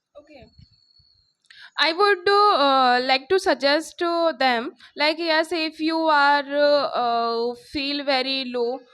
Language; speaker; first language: English; non-native, local second language; Hindi